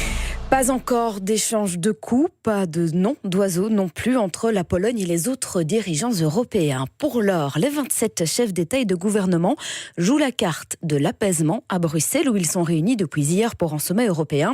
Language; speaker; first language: French; native; French